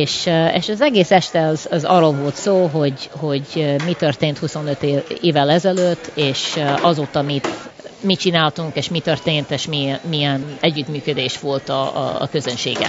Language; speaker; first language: Hungarian; early bilingual, heritage; Hungarian